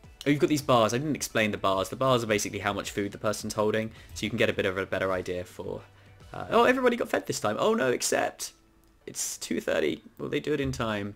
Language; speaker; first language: English; native; English